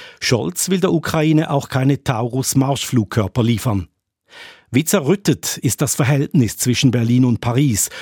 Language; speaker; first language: German; native; German